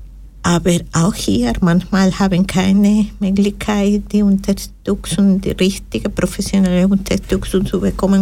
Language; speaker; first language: German; non-native, fluent; Spanish